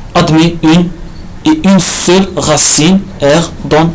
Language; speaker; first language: French; non-native, local second language; Arabic